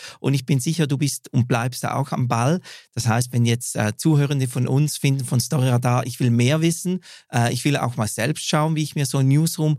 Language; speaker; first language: German; native; German